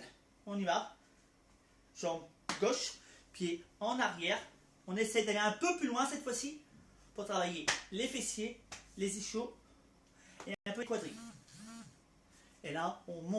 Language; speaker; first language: French; native; French